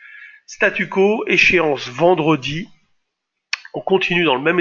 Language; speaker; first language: French; native; French